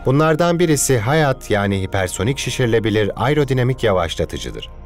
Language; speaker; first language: Turkish; native; Turkish